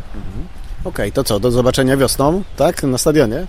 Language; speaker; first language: Polish; native; Polish